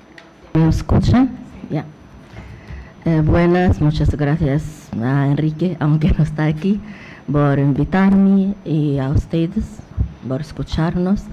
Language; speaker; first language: Spanish; non-native, fluent; Arabic